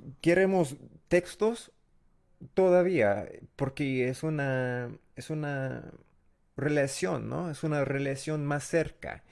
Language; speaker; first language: Spanish; non-native, learner; English